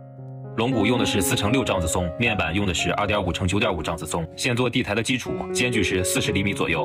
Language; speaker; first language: Chinese; native; Chinese